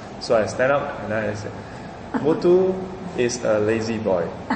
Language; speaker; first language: English; non-native, local second language; Chinese